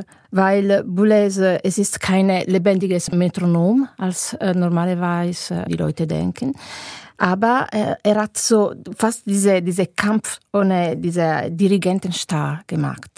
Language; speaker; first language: German; non-native, fluent; Italian